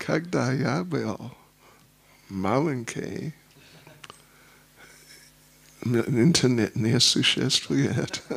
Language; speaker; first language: Russian; non-native, learner; English